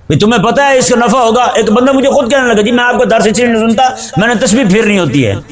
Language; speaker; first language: Urdu; non-native, local second language; Punjabi